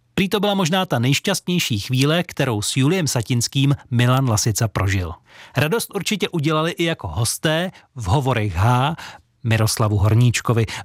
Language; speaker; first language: Czech; native; Czech